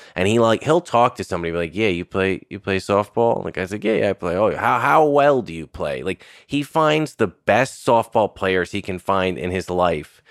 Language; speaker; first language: English; native; English